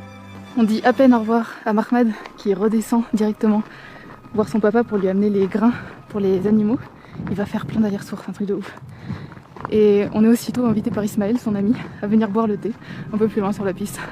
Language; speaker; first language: French; native; French